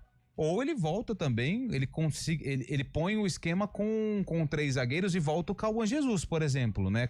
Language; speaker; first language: Portuguese; native; Portuguese